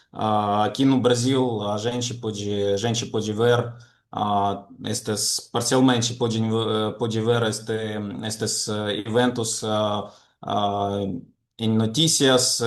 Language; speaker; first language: Portuguese; non-native, fluent; Ukrainian